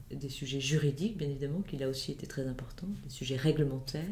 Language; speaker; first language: French; native; French